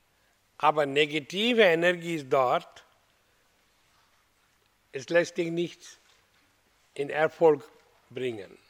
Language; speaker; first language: German; non-native, learner; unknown